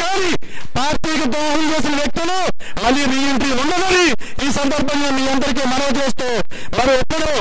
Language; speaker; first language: Telugu; native; Telugu